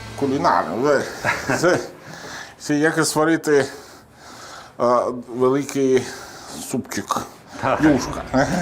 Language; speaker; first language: Ukrainian; non-native, learner; Italian